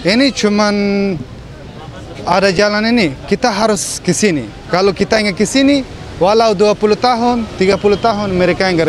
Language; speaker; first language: Indonesian; non-native, fluent; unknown